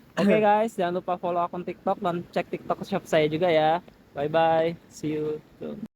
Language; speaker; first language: Indonesian; non-native, fluent; Russian